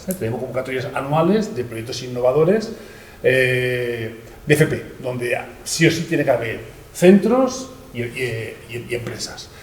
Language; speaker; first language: Spanish; native; Spanish